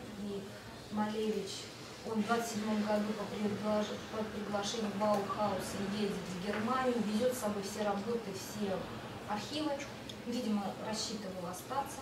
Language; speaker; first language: Russian; native; Russian